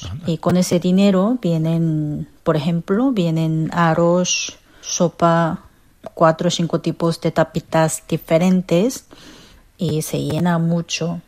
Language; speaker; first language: Spanish; non-native, local second language; Korean